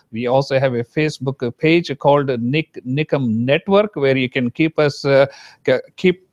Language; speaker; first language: English; non-native, local second language; Kannada